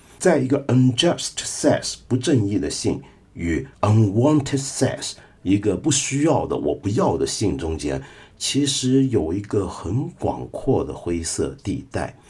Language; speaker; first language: Chinese; non-native, local second language; Cantonese